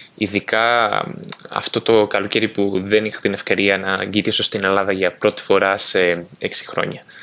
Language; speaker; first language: Greek; non-native, fluent; Spanish